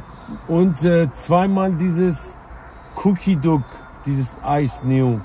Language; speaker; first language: German; non-native, learner; Persian